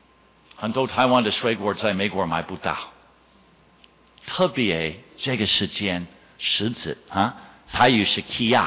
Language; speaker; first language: Chinese; non-native, fluent; English